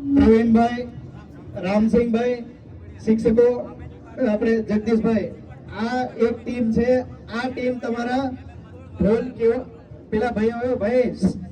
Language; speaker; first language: Gujarati; non-native, local second language; Rathawi